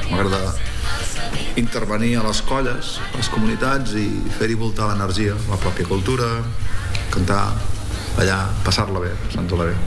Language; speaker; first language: Catalan; non-native, local second language; Spanish